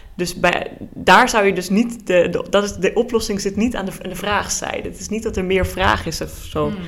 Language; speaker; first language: Dutch; early bilingual, heritage; Dutch